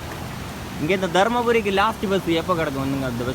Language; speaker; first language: Tamil; non-native, learner; Malayalam